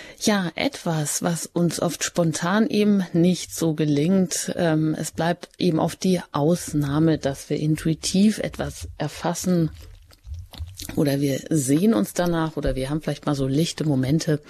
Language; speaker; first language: German; native; German